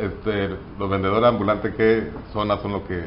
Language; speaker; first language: Spanish; native; Spanish